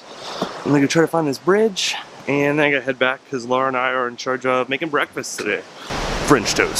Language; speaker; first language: English; native; English